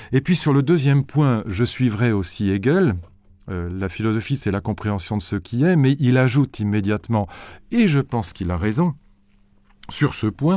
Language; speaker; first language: French; native; French